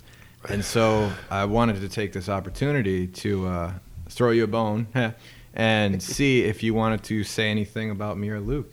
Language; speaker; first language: English; native; English